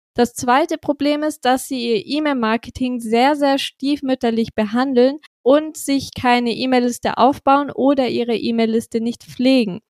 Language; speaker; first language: German; native; German